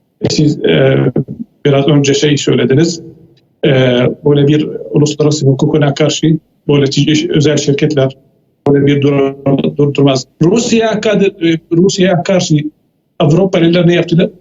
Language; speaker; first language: Turkish; non-native, fluent; Arabic